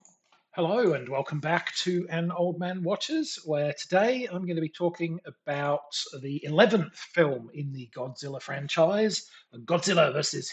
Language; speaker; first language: English; native; English